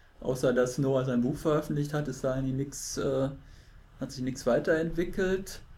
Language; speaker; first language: German; native; German